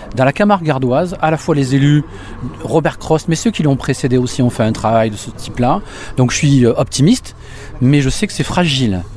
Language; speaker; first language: French; native; French